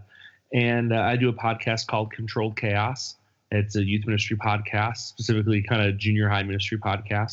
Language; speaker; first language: English; native; English